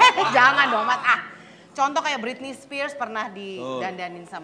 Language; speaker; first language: Indonesian; native; Indonesian